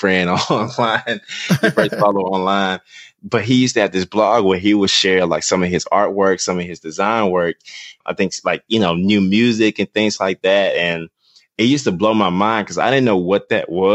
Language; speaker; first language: English; native; English